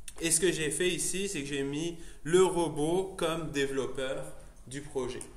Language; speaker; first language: French; native; French